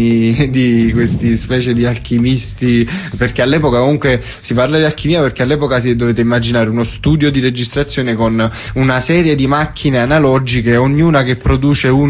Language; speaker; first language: Italian; native; Italian